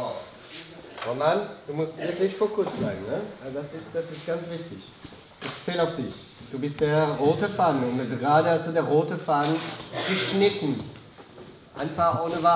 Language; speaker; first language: German; non-native, fluent; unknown